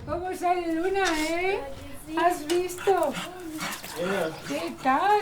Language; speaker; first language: Spanish; native; Spanish